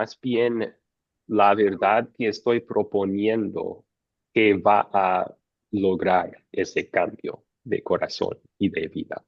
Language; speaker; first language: Spanish; non-native, fluent; English